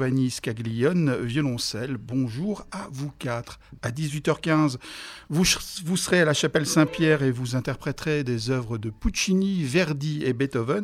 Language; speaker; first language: French; native; French